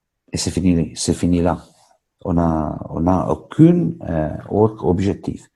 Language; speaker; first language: French; non-native, fluent; Italian